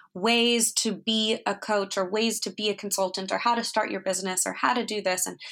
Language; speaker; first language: English; native; English